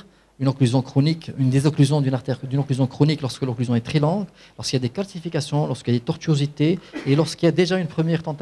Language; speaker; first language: French; non-native, local second language; Arabic